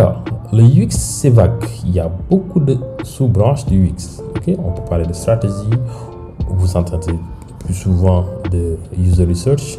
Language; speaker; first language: French; non-native, local second language; Wolof